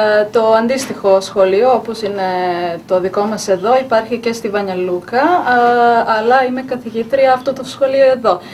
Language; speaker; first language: Greek; non-native, fluent; Bosnian